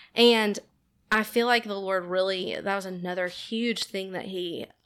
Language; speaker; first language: English; native; English